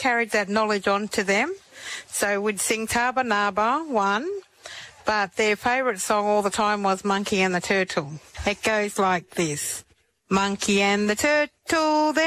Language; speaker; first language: English; native; English